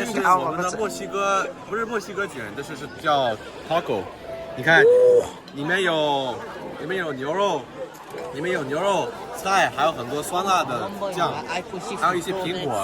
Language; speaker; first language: Chinese; early bilingual, heritage; Chinese